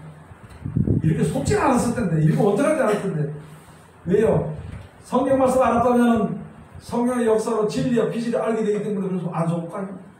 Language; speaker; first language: Korean; native; Korean